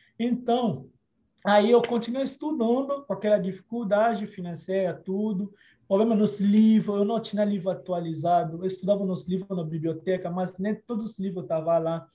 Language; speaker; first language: Portuguese; non-native, fluent; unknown